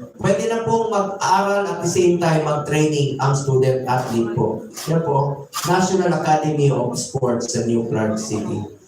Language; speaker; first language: Filipino; non-native, local second language; Cebuano